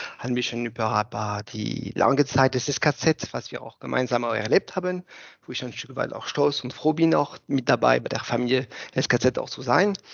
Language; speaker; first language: German; non-native, fluent; French